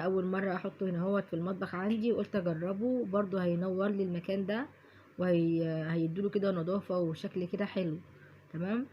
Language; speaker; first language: Arabic; native; Arabic